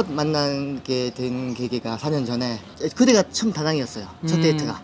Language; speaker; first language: Korean; native; Korean